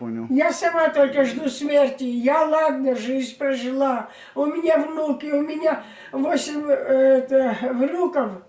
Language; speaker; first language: Russian; native; Russian